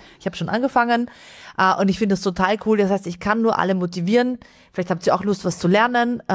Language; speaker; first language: German; native; German